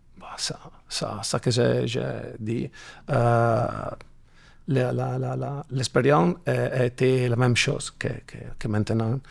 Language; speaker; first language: French; non-native, learner; Italian